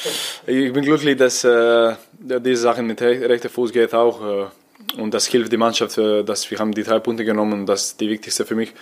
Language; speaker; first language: German; non-native, learner; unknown